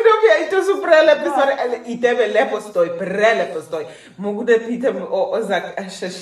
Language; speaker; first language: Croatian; non-native, fluent; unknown